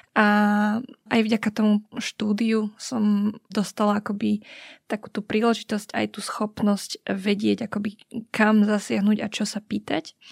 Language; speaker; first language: Slovak; early bilingual, other home language; Vietnamese